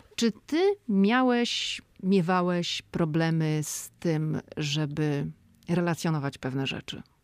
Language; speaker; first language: Polish; native; Polish